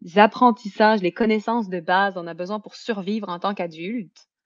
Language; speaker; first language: French; native; French